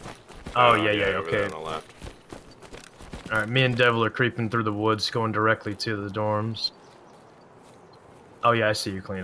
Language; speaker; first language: English; native; English